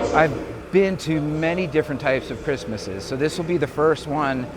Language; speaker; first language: English; native; English